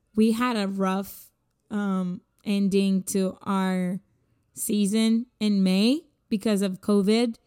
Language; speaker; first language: English; non-native, fluent; Spanish